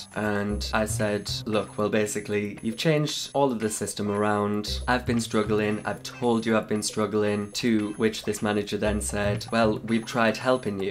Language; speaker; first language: English; native; English